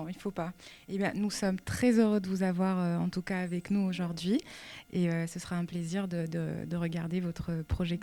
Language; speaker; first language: French; native; French